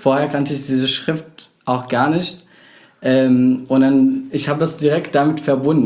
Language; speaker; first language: German; non-native, fluent; Arabic